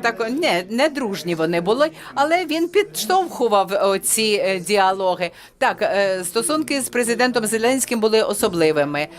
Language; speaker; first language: Ukrainian; non-native, fluent; French